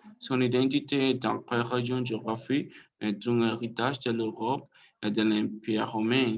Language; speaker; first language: French; non-native, learner; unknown